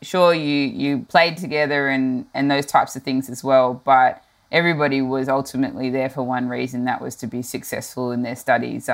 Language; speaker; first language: English; native; English